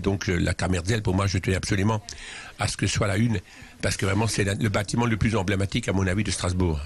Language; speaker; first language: French; non-native, local second language; Swiss German